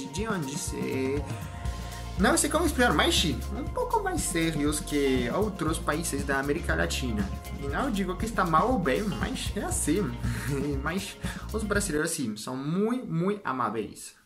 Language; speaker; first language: Portuguese; non-native, learner; French